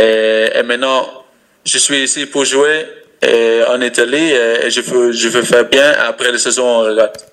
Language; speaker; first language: French; non-native, learner; Dutch